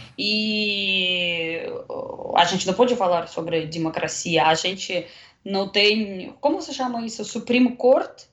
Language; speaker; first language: Portuguese; non-native, learner; Russian